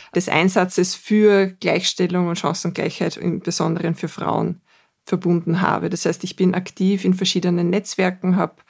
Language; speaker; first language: German; native; German